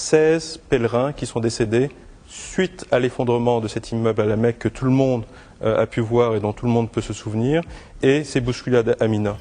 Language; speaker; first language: French; native; French